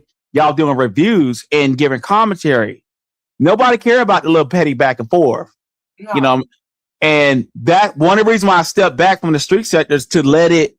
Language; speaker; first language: English; native; English